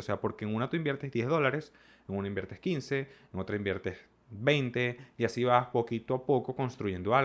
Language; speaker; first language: Spanish; native; Spanish